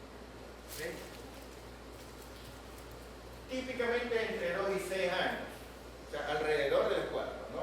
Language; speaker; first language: Spanish; native; Spanish